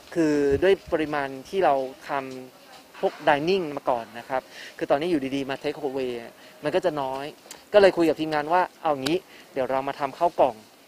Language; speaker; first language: Thai; non-native, fluent; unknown